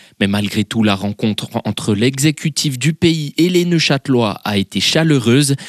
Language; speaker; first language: French; native; French